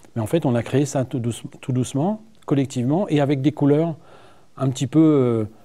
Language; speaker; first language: French; native; French